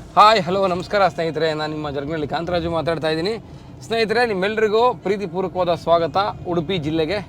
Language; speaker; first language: Kannada; native; Kannada